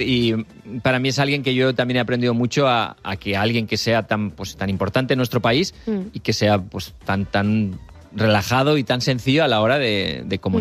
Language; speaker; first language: Spanish; native; Spanish